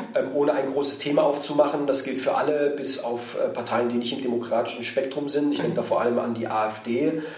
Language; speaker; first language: German; native; German